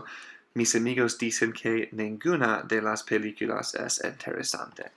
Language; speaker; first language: Spanish; non-native, fluent; English